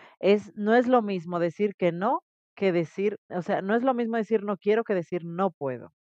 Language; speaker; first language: Spanish; native; Spanish